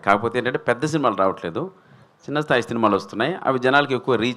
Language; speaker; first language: Telugu; native; Telugu